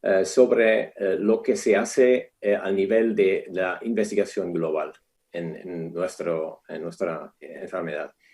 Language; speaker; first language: Spanish; non-native, fluent; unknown